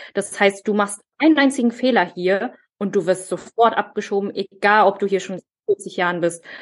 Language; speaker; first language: German; early bilingual, other home language; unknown